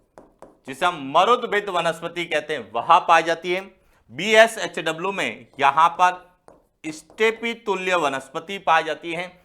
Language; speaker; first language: Hindi; native; Hindi